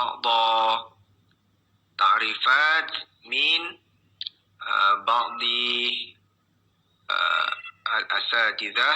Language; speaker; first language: Arabic; non-native, fluent; Malay